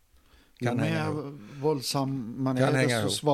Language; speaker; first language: Swedish; non-native, fluent; Arabic